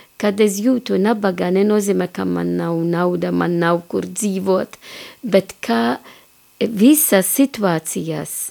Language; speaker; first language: Latvian; non-native, fluent; Maltese